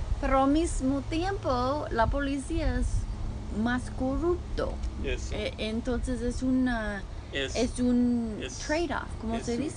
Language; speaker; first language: Spanish; non-native, fluent; English